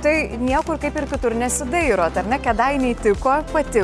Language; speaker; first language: Lithuanian; native; Lithuanian